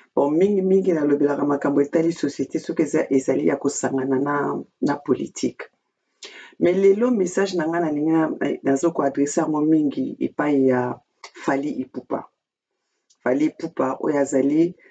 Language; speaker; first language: Lingala; native; Lingala